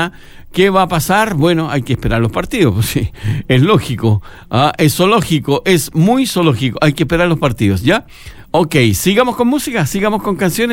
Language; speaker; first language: Spanish; native; Spanish